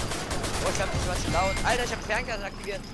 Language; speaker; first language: German; native; German